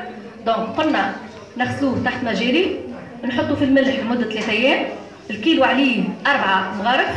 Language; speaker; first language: Arabic; native; Arabic